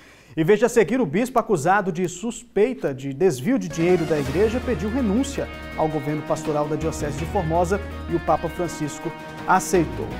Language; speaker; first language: Portuguese; native; Portuguese